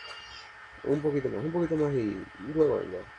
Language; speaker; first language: Spanish; native; Spanish